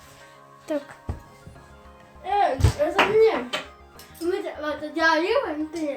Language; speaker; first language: Russian; early bilingual, heritage; Russian